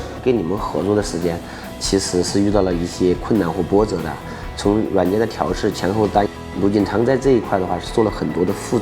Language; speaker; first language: Chinese; native; Chinese